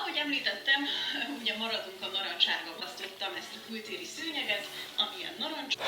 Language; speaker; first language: Hungarian; native; Hungarian